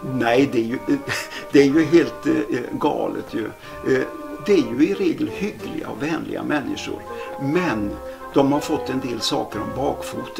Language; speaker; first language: Swedish; native; Swedish